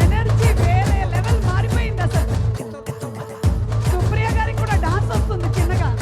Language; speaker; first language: Telugu; native; Telugu